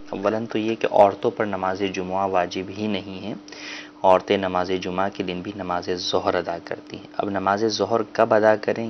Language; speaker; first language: Urdu; native; Urdu